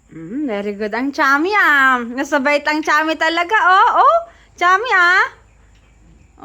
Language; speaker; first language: Filipino; native; Filipino